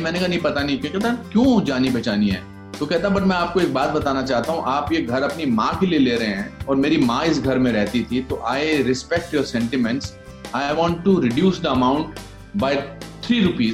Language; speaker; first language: English; non-native, local second language; Hindi